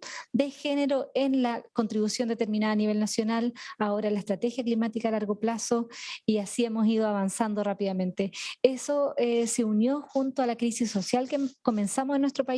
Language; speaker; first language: Spanish; native; Spanish